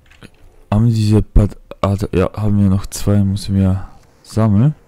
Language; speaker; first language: German; non-native, fluent; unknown